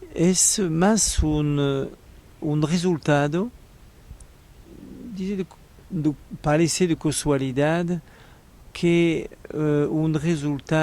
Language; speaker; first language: Spanish; non-native, learner; French